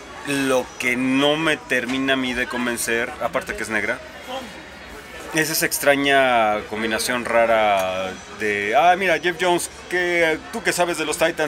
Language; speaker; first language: Spanish; native; Spanish